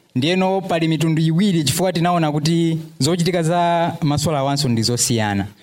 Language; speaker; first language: Nyanja; native; Nyanja